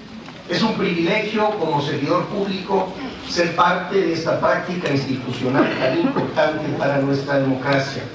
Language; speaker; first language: Spanish; native; Spanish